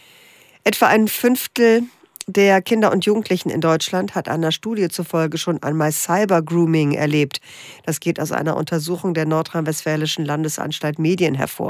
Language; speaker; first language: German; native; German